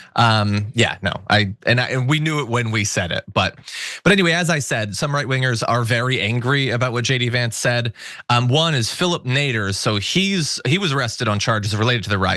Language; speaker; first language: English; native; English